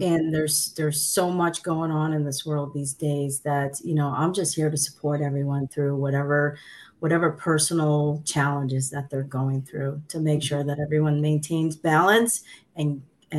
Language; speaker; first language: English; early bilingual, other home language; Sicilian